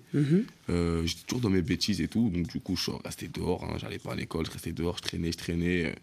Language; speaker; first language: French; native; French